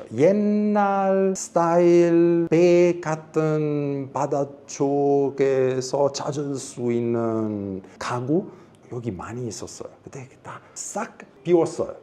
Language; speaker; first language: Korean; non-native, learner; Italian